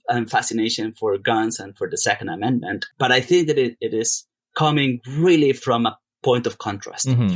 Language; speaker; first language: English; non-native, fluent; Spanish